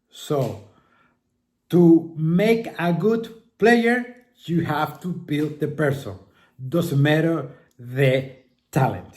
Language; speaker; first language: English; non-native, fluent; Spanish